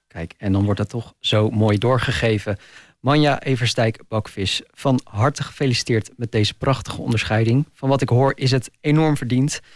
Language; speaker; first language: Dutch; native; Dutch